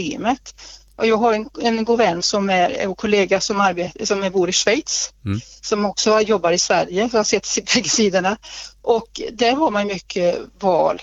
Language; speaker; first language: Swedish; native; Swedish